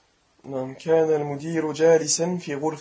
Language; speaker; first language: Arabic; non-native, learner; French